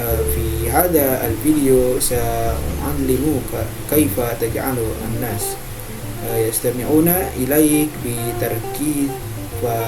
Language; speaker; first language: Arabic; non-native, learner; Indonesian